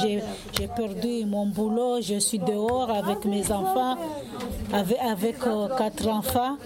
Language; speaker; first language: French; non-native, learner; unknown